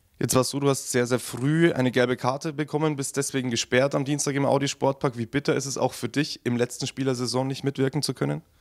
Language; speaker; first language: German; native; German